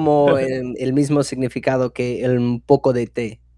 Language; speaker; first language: Spanish; non-native, fluent; English